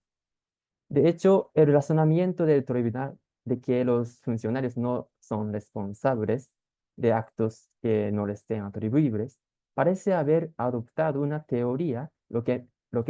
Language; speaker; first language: Spanish; non-native, fluent; Japanese